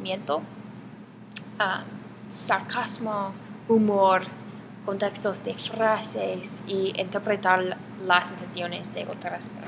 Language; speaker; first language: Spanish; non-native, learner; English